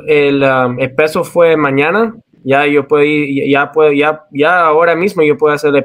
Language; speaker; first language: Spanish; early bilingual, heritage; Spanish